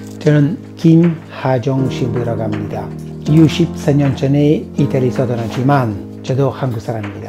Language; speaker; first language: Korean; non-native, fluent; Italian